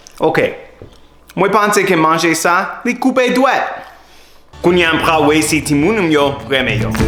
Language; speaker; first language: Haitian Creole; non-native, learner; English